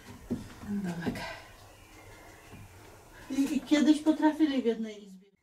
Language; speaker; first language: Polish; native; Polish